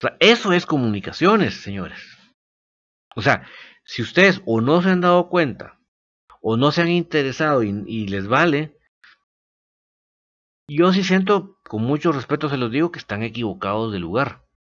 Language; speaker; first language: Spanish; native; Spanish